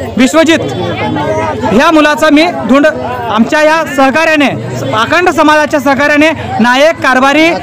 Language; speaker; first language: Marathi; non-native, local second language; Lambadi